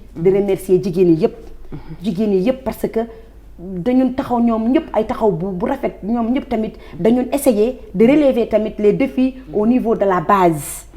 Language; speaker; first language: Wolof; non-native, local second language; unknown